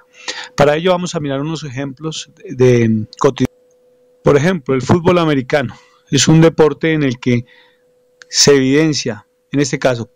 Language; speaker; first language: Spanish; native; Spanish